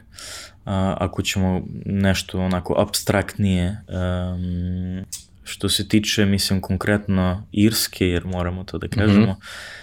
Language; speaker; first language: Serbian; non-native, fluent; English